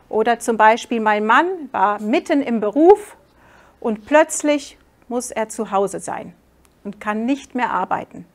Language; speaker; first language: German; non-native, fluent; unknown